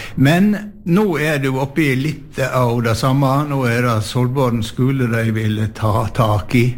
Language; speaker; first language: Norwegian; native; Norwegian